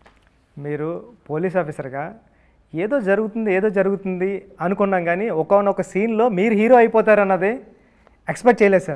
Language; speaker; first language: Telugu; native; Telugu